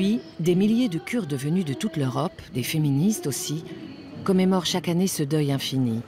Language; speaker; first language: French; native; French